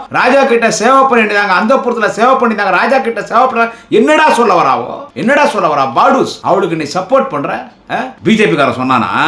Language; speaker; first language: Tamil; non-native, local second language; Telugu